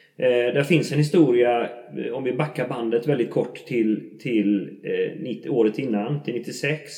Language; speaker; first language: Swedish; native; Swedish